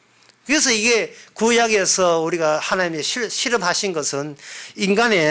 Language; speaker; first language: Korean; native; Korean